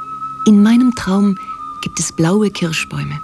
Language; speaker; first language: German; native; German